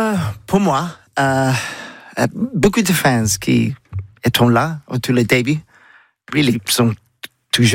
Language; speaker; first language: French; non-native, learner; English